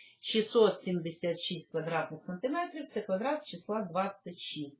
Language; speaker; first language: Ukrainian; native; Ukrainian